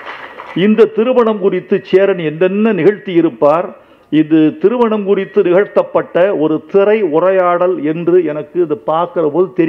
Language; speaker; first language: Tamil; native; Tamil